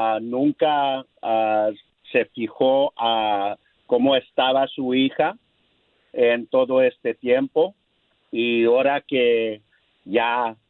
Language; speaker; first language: Spanish; non-native, learner; English